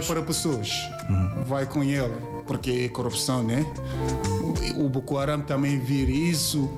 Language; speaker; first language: Portuguese; non-native, learner; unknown